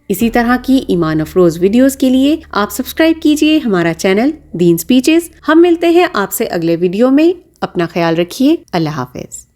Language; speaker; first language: Urdu; native; Urdu